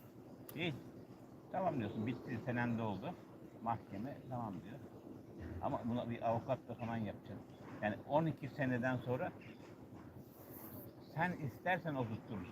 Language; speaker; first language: Turkish; native; Turkish